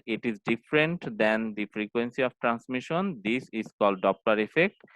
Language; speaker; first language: English; non-native, local second language; Bangla